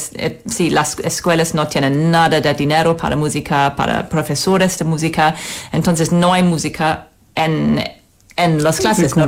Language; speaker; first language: Spanish; non-native, fluent; English